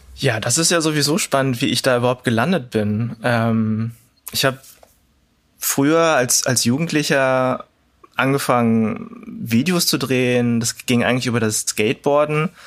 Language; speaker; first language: German; early bilingual, other home language; Cantonese